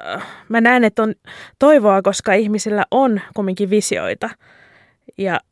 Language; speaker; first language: Finnish; native; Finnish